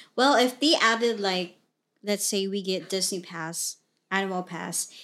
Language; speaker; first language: English; non-native, local second language; Cebuano